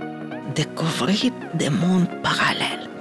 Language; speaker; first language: French; non-native, learner; Ukrainian